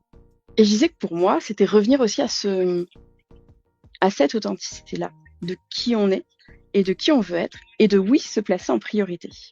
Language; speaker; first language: French; native; French